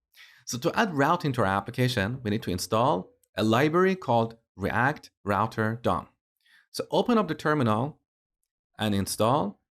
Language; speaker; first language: English; native; English